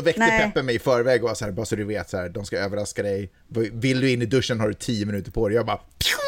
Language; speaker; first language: Swedish; native; Swedish